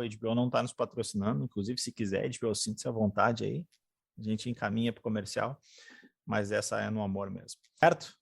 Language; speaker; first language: Portuguese; native; Portuguese